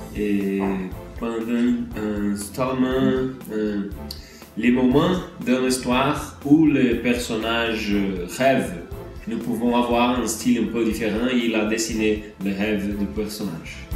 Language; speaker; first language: French; non-native, learner; Portuguese